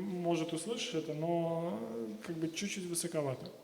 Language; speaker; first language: Russian; native; Russian